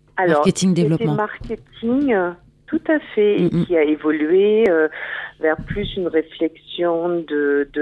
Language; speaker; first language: French; non-native, fluent; German